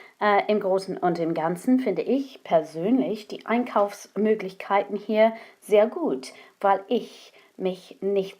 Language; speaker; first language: German; non-native, fluent; English